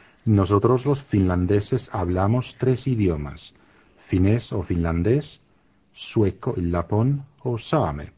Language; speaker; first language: Spanish; non-native, fluent; Finnish